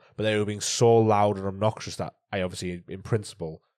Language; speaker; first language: English; native; English